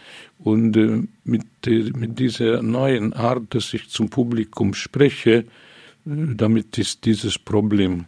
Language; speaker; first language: German; non-native, fluent; Hungarian